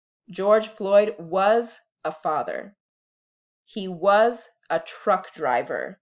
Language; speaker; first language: English; native; English